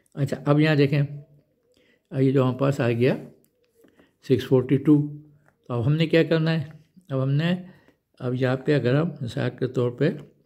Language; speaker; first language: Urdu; non-native, local second language; Punjabi